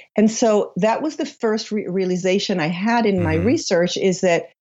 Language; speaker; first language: English; non-native, fluent; Hebrew